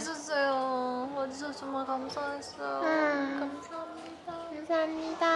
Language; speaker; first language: Korean; non-native, fluent; Japanese